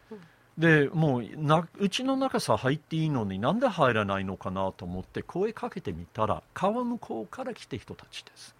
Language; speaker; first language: Japanese; non-native, fluent; English